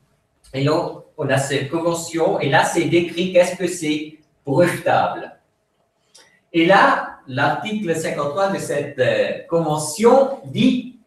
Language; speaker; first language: French; non-native, fluent; Swiss German